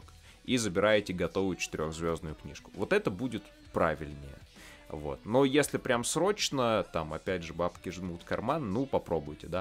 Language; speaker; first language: Russian; native; Russian